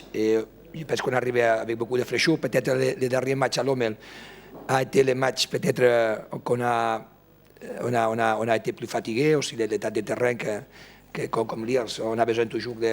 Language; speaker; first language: French; non-native, fluent; Spanish